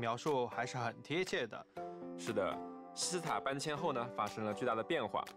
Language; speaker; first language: Chinese; native; Chinese